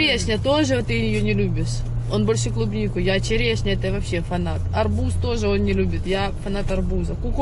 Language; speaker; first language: Russian; native; Russian